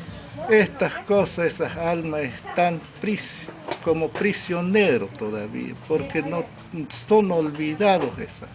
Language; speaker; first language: Spanish; non-native, local second language; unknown